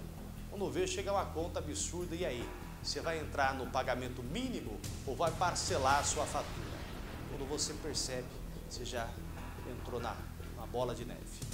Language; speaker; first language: Portuguese; native; Portuguese